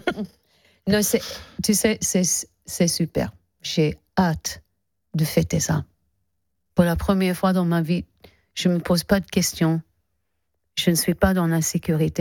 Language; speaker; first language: French; non-native, fluent; English